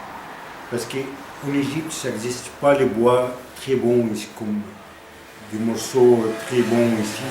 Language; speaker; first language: French; non-native, learner; Arabic